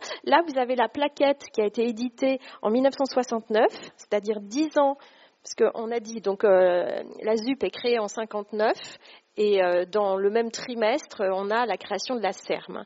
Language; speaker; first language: French; native; French